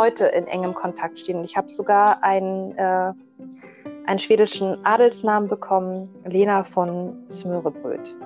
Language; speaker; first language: German; native; German